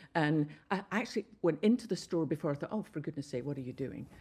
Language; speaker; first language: English; native; English